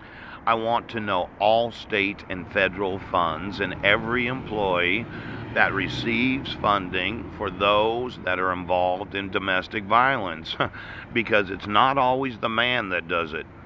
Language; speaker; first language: English; native; English